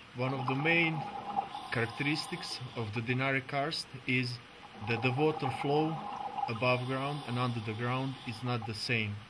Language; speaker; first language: English; non-native, fluent; Croatian